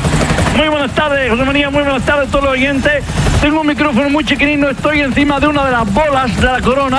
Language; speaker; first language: Spanish; native; Spanish